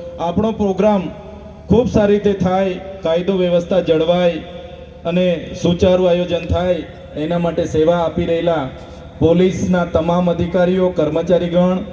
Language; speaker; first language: Gujarati; non-native, local second language; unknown